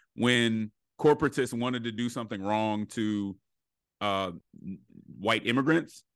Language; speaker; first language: English; native; English